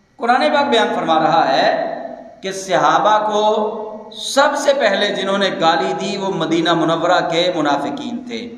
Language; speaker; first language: Urdu; non-native, local second language; Punjabi